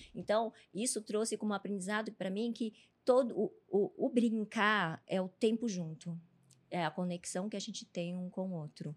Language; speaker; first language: Portuguese; early bilingual, other home language; Chinese